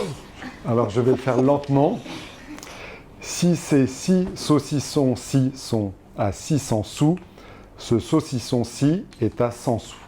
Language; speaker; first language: French; native; French